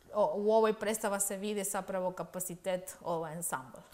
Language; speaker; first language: Croatian; non-native, learner; Spanish